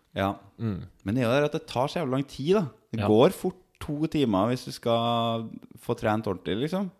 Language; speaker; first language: Norwegian; native; Norwegian